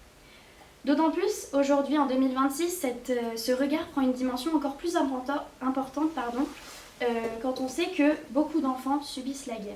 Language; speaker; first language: French; native; French